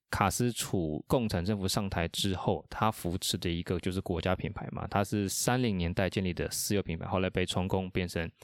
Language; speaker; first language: Chinese; non-native, fluent; Spanish